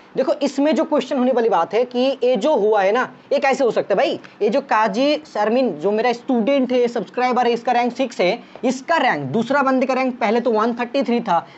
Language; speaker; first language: Hindi; non-native, local second language; Bangla